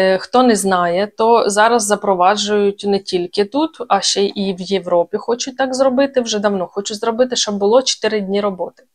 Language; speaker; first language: Ukrainian; native; Ukrainian